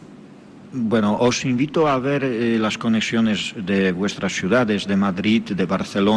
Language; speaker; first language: Spanish; non-native, fluent; Polish